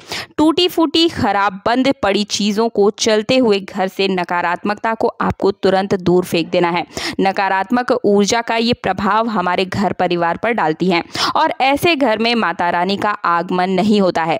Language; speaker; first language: Hindi; native; Hindi